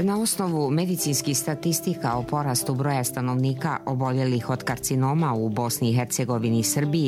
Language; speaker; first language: Serbian; native; Serbian